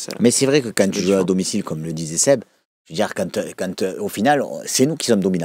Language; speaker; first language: French; native; French